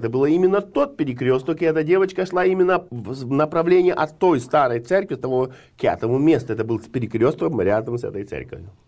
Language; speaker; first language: Russian; non-native, local second language; Ukrainian